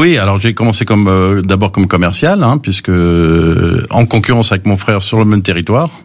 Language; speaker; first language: French; early bilingual, other home language; English